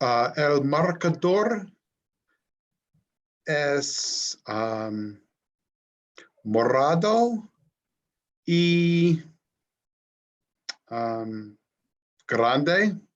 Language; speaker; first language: Spanish; non-native, learner; English